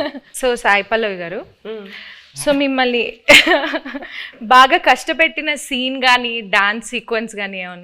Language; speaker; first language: Telugu; native; Telugu